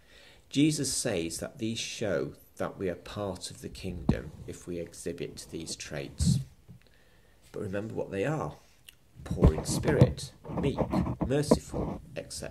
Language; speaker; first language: English; native; English